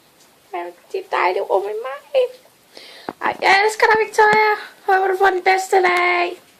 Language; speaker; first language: Danish; native; Danish